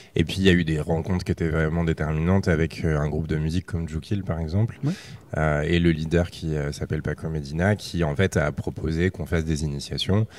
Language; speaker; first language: French; native; French